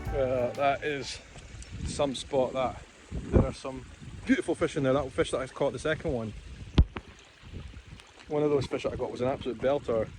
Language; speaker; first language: English; native; English